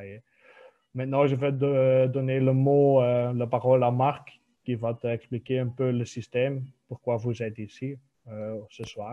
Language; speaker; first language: French; non-native, local second language; Dutch